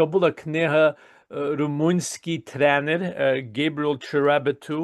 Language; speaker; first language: Ukrainian; early bilingual, heritage; Ukrainian